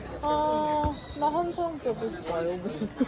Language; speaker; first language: Korean; non-native, learner; Russian